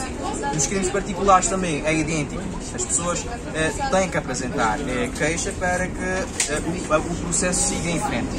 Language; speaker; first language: Portuguese; non-native, local second language; Kabuverdianu